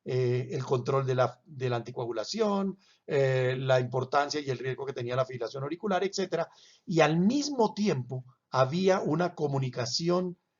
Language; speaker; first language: Spanish; native; Spanish